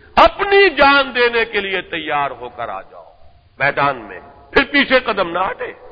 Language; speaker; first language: Urdu; native; Urdu